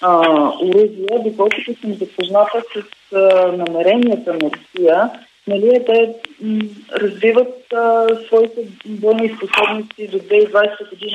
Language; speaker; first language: Bulgarian; native; Bulgarian